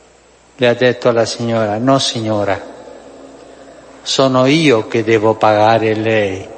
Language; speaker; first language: Italian; non-native, fluent; Spanish